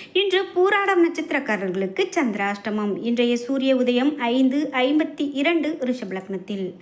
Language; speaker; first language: Tamil; native; Tamil